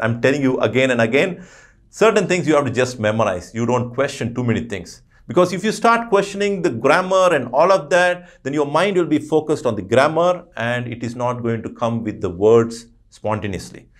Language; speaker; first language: English; non-native, local second language; Urdu